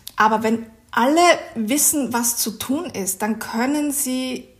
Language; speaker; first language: German; native; German